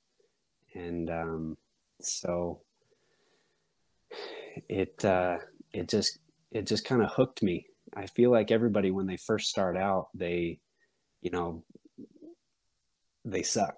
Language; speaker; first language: English; native; English